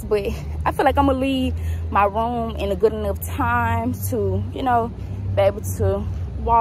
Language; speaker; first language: English; native; English